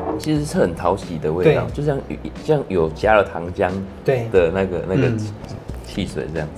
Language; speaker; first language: Chinese; native; Chinese